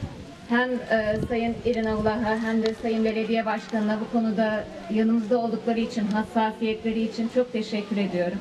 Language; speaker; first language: Turkish; native; Turkish